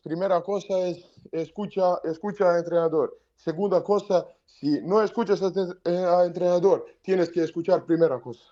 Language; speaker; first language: Spanish; non-native, learner; Serbian